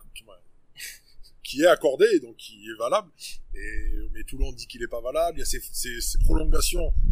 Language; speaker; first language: French; native; French